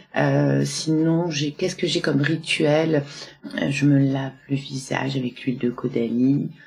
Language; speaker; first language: French; native; French